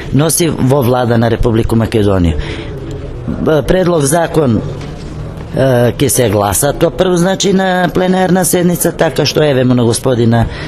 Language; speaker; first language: Macedonian; native; Macedonian